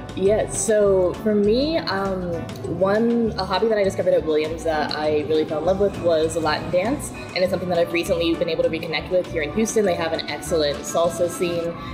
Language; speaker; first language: English; native; English